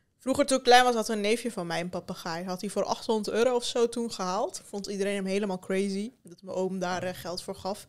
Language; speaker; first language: Dutch; early bilingual, other home language; Turkish